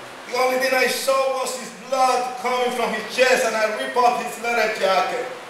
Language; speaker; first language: English; non-native, fluent; Spanish